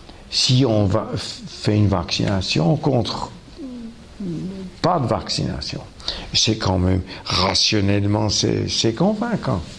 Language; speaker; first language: French; non-native, local second language; German